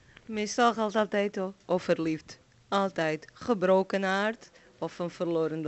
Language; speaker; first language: Dutch; non-native, fluent; Portuguese